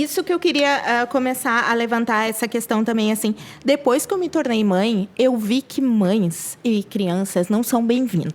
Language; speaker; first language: Portuguese; native; Portuguese